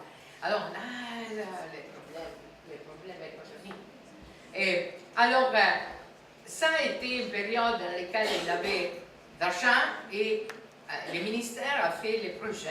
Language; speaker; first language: French; non-native, fluent; Italian